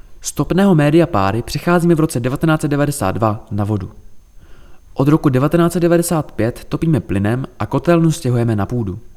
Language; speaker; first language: Czech; native; Czech